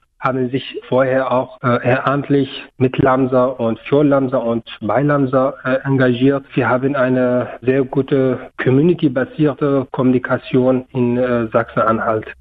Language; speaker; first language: German; non-native, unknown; Kurdish